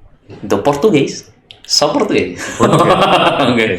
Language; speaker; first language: Portuguese; non-native, learner; Indonesian